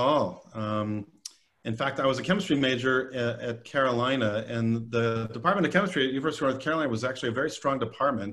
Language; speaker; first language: English; native; English